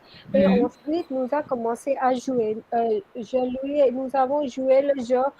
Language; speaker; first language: French; non-native, fluent; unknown